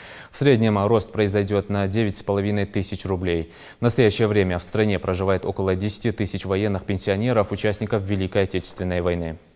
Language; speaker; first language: Russian; native; Russian